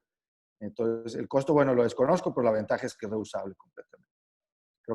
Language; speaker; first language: Spanish; native; Spanish